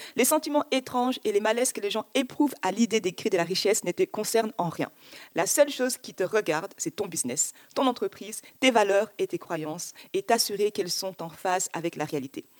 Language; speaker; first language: French; early bilingual, other home language; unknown